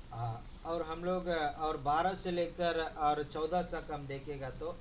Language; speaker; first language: Hindi; non-native, local second language; Telugu